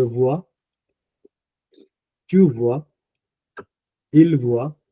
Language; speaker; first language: French; non-native, fluent; Punjabi